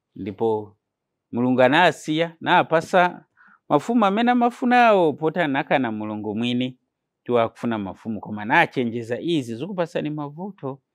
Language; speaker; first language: Nyanja; non-native, fluent; Nyankole